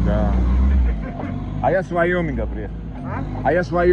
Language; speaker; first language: Russian; non-native, fluent; Georgian